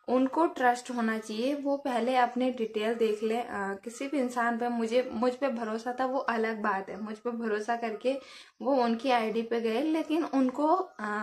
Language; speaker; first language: Hindi; native; Hindi